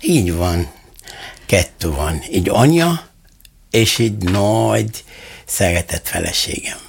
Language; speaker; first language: Hungarian; non-native, fluent; Arabic